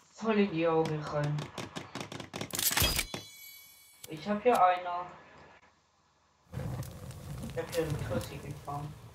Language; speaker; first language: German; native; German